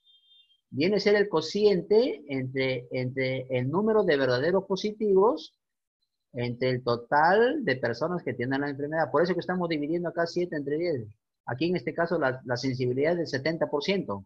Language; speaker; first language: Spanish; native; Spanish